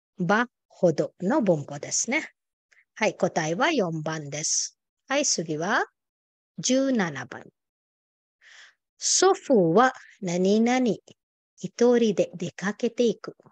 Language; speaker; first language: Japanese; non-native, fluent; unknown